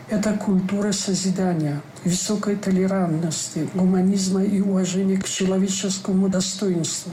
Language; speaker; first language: Russian; non-native, local second language; Tajik